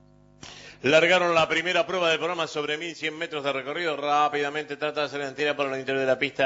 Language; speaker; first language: Spanish; native; Spanish